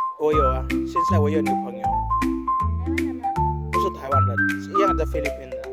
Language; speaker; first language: Chinese; non-native, learner; Filipino